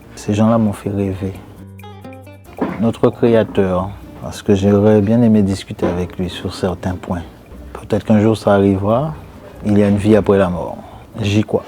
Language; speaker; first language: French; native; French